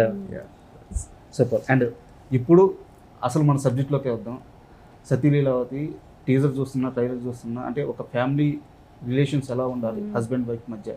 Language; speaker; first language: Telugu; native; Telugu